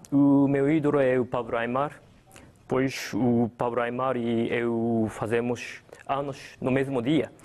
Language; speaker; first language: Portuguese; non-native, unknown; Japanese